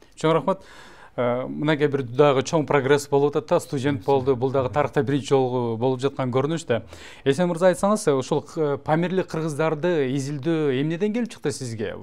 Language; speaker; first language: Kyrgyz; native; Kyrgyz